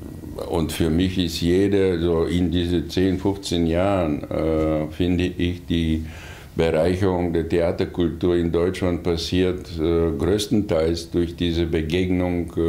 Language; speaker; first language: German; non-native, fluent; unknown